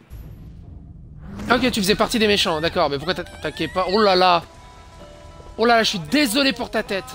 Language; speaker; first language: French; native; French